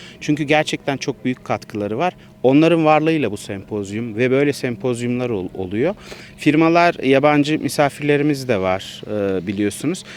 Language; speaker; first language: Turkish; native; Turkish